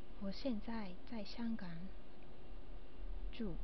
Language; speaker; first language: Chinese; non-native, learner; Japanese